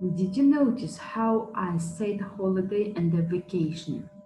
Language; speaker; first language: English; non-native, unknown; Kazakh